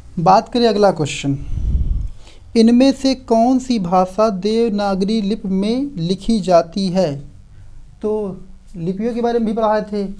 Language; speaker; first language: Hindi; native; Hindi